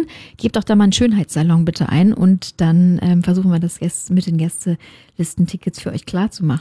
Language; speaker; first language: German; native; German